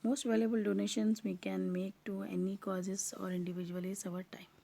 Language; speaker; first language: English; non-native, local second language; Urdu